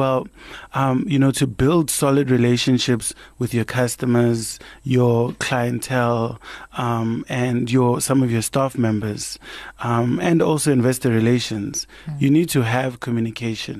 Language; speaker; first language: English; non-native, local second language; Tswana